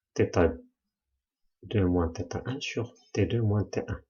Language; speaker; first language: French; non-native, local second language; Arabic